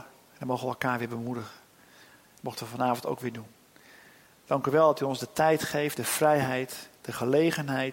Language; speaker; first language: Dutch; native; Dutch